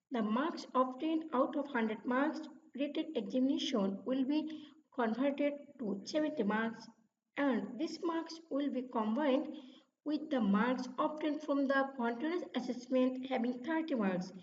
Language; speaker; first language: English; non-native, local second language; Bangla